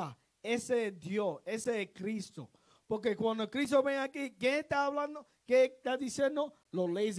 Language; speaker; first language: Spanish; non-native, learner; English